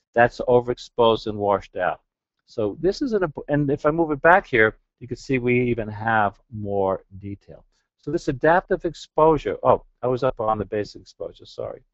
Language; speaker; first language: English; native; English